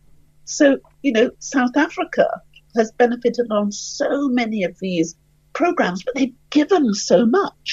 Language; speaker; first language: English; native; English